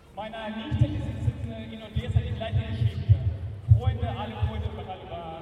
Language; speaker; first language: German; non-native, fluent; Ukrainian